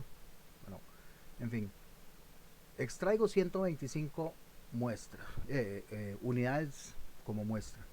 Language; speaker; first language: Spanish; native; Spanish